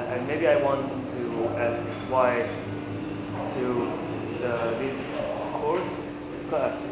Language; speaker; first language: English; non-native, learner; Chinese